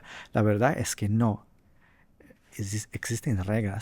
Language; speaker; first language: Spanish; non-native, fluent; Portuguese